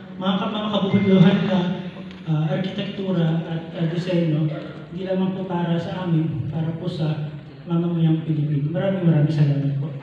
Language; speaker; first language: Filipino; non-native, local second language; Pampanga